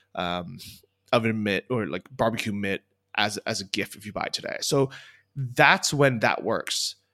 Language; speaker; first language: English; native; English